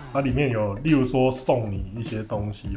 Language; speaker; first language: Chinese; native; Chinese